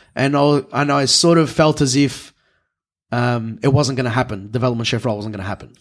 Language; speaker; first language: English; native; English